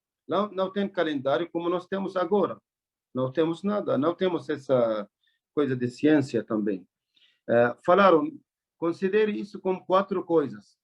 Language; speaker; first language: Portuguese; non-native, learner; Arabic